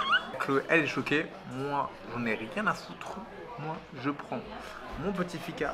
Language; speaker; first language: French; native; French